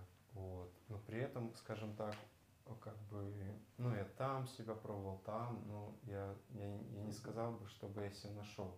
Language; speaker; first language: Russian; native; Russian